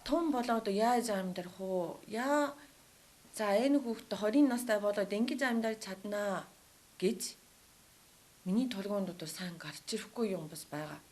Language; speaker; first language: Mongolian; non-native, learner; Japanese